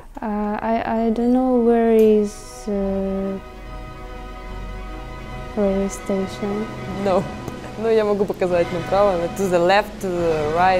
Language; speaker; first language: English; non-native, learner; Russian